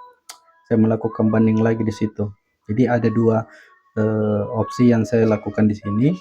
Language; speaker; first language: Indonesian; native; Indonesian